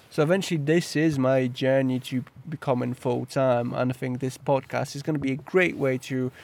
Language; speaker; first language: English; early bilingual, other home language; Polish